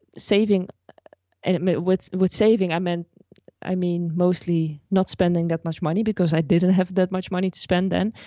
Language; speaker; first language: English; non-native, fluent; Dutch